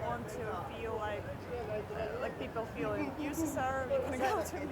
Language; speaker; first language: English; non-native, fluent; Russian